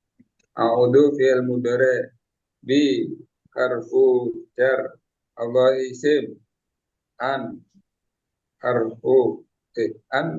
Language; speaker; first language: Arabic; non-native, learner; Indonesian